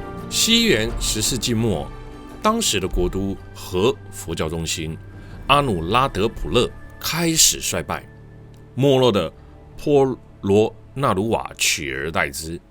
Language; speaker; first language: Chinese; native; Chinese